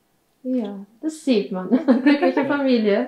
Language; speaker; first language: German; native; German